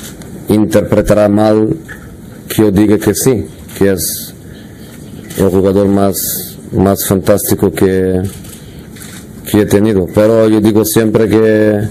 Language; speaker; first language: Spanish; non-native, fluent; Portuguese